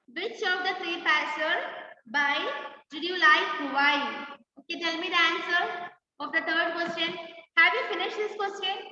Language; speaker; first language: English; non-native, local second language; Malayalam